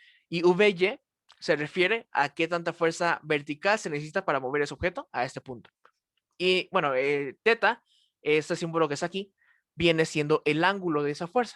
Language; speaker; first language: Spanish; native; Spanish